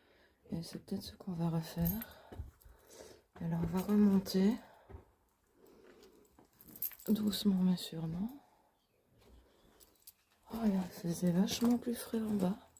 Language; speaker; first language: French; native; French